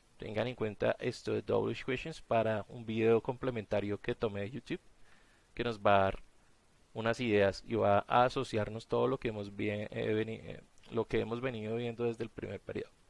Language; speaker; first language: Spanish; native; Spanish